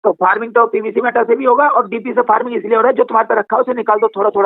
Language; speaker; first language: Hindi; native; Hindi